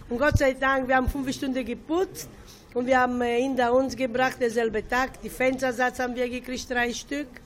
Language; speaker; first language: German; non-native, learner; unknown